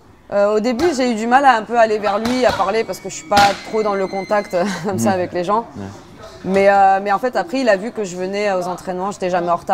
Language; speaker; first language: French; native; French